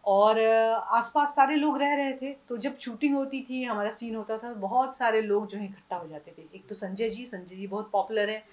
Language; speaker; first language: Hindi; native; Hindi